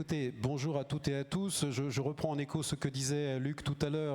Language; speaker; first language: French; native; French